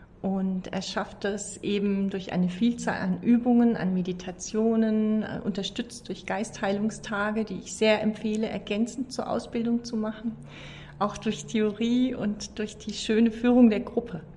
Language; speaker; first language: German; native; German